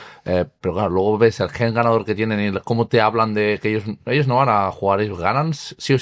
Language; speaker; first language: Spanish; native; Spanish